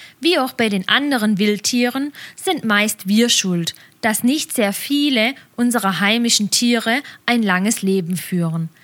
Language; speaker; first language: German; native; German